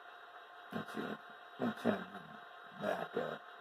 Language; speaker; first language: English; native; English